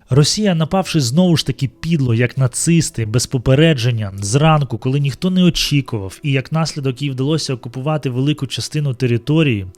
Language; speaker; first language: Ukrainian; non-native, local second language; Russian